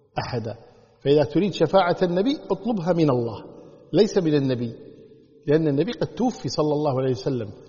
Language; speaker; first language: Arabic; native; Arabic